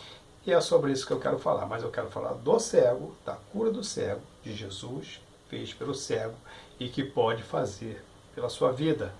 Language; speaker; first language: Portuguese; native; Portuguese